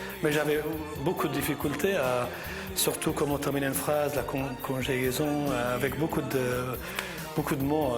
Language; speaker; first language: French; non-native, fluent; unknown